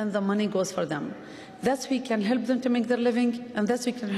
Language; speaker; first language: English; non-native, fluent; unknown